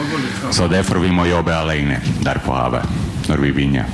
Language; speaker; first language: Norwegian; non-native, learner; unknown